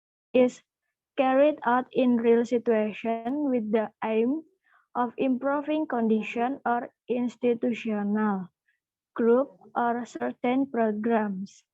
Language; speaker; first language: English; non-native, learner; Indonesian